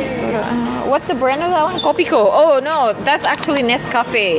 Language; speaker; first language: English; non-native, fluent; Indonesian